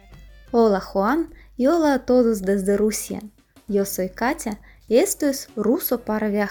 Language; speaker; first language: Spanish; non-native, fluent; Russian